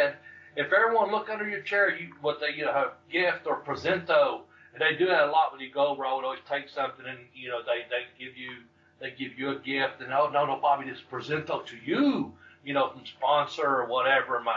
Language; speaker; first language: English; native; English